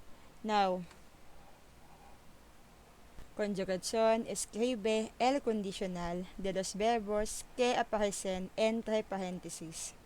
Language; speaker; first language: Spanish; non-native, learner; Filipino